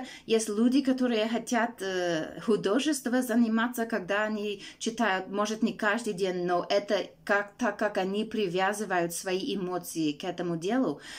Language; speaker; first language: Russian; non-native, fluent; English